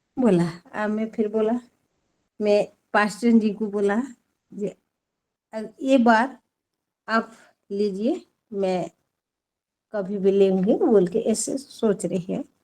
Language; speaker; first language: Hindi; non-native, local second language; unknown